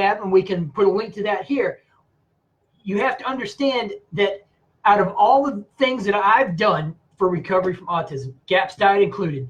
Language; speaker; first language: English; native; English